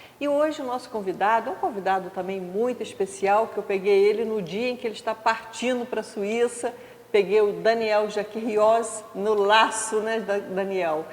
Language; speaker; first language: Portuguese; native; Portuguese